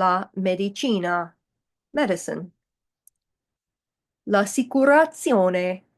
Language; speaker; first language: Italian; non-native, fluent; English